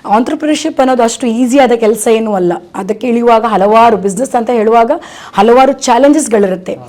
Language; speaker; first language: Kannada; non-native, local second language; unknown